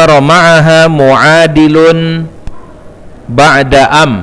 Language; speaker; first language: Arabic; non-native, fluent; Indonesian